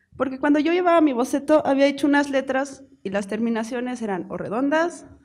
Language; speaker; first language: Spanish; native; Spanish